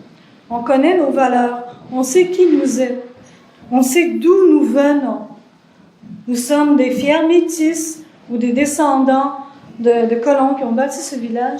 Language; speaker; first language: French; native; French